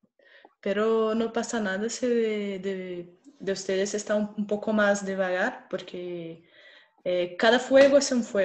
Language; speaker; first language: Spanish; non-native, fluent; Portuguese